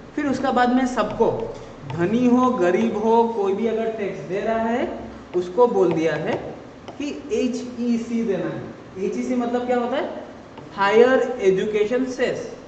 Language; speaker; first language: Hindi; non-native, local second language; Assamese